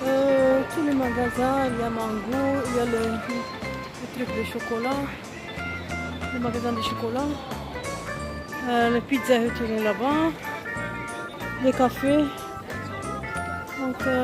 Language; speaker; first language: French; non-native, local second language; Arabic